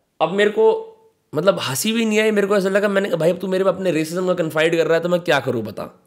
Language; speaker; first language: Hindi; native; Hindi